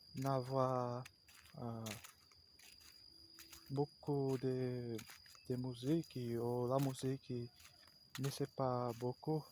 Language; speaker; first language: French; non-native, learner; Portuguese